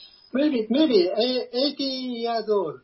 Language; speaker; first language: English; non-native, learner; Japanese